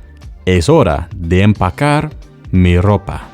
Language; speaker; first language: Spanish; non-native, fluent; English